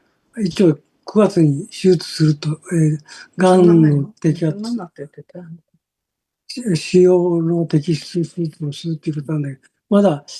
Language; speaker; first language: Japanese; native; Japanese